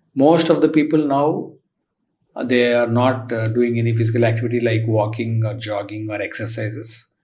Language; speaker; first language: English; non-native, local second language; Telugu